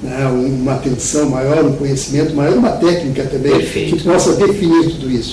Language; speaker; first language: Portuguese; native; Portuguese